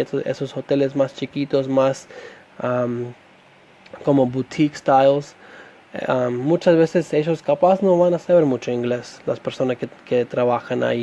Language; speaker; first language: Spanish; non-native, fluent; English